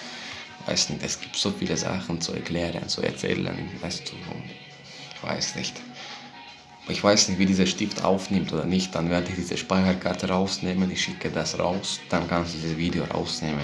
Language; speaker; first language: German; non-native, fluent; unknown